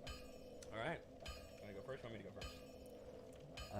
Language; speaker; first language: English; native; English